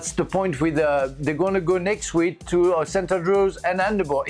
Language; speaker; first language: English; non-native, fluent; French